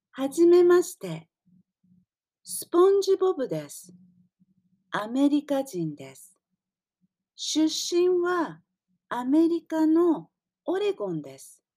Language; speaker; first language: Japanese; non-native, learner; English